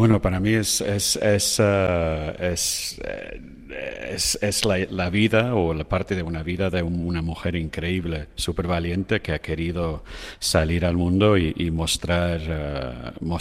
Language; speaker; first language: Spanish; non-native, fluent; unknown